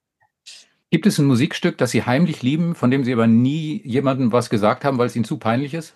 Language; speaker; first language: German; native; German